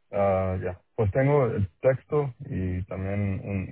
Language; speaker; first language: Spanish; non-native, local second language; English